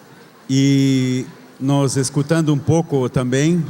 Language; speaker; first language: Portuguese; non-native, fluent; Spanish